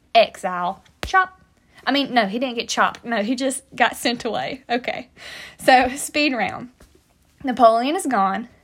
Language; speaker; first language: English; native; English